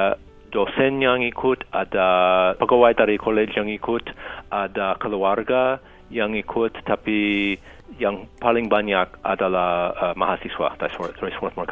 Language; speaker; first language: Indonesian; non-native, fluent; English